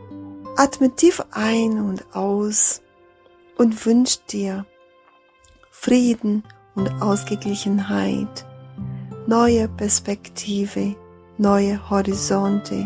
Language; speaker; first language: German; non-native, fluent; Portuguese